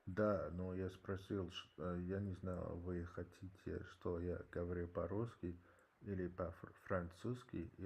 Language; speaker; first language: Russian; non-native, learner; English